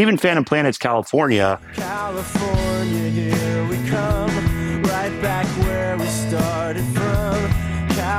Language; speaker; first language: English; native; English